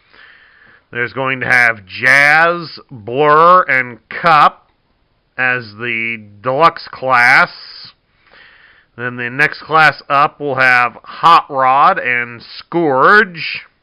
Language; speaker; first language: English; native; English